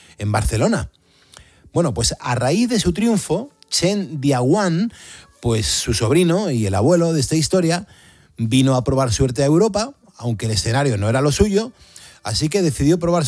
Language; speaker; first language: Spanish; native; Spanish